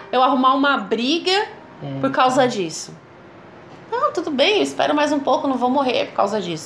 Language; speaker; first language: Portuguese; native; Portuguese